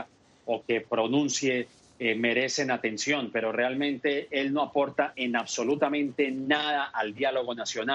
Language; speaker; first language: Spanish; native; Spanish